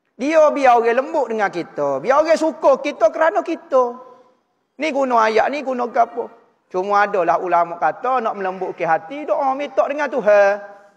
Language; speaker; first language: Malay; native; Malay